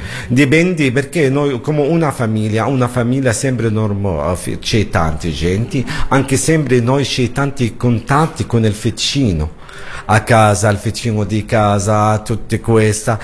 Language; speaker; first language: Italian; non-native, learner; Arabic